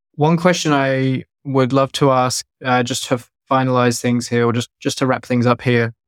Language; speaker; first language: English; native; English